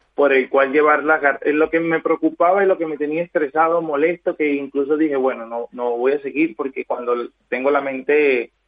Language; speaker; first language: Spanish; native; Spanish